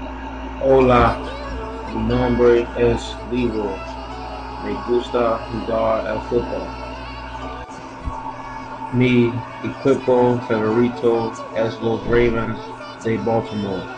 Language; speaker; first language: Spanish; non-native, learner; English